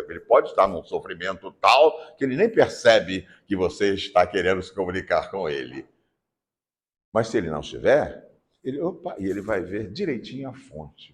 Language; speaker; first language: Portuguese; native; Portuguese